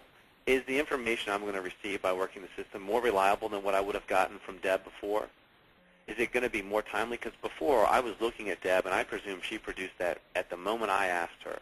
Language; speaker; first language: English; native; English